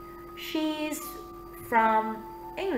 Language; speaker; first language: English; non-native, fluent; Vietnamese